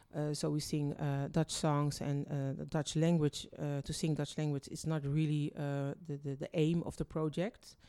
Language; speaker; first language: English; early bilingual, other home language; Dutch